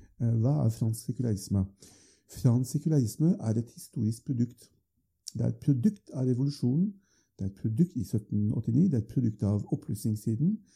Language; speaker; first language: Norwegian; non-native, fluent; French